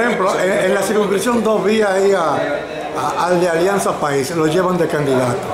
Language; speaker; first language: Spanish; native; Spanish